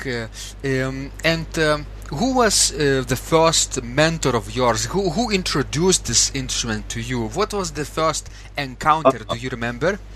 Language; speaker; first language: English; non-native, fluent; Lithuanian